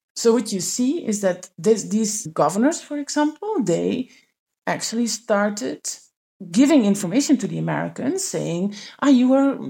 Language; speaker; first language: English; non-native, fluent; Dutch